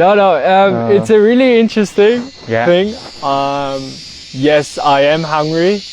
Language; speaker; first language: English; non-native, fluent; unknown